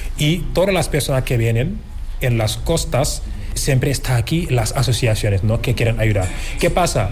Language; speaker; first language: Spanish; non-native, fluent; Wolof